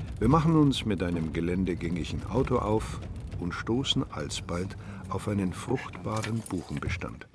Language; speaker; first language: German; native; German